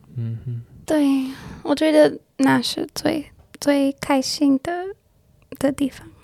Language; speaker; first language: Chinese; non-native, learner; English